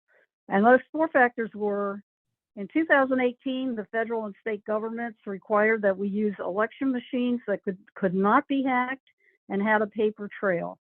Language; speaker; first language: English; native; English